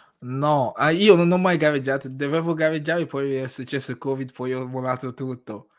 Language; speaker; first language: Italian; non-native, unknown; English